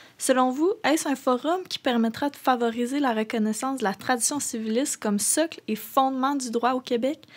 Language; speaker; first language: French; native; French